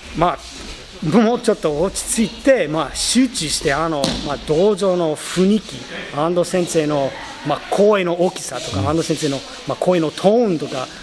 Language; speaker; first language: Japanese; non-native, fluent; English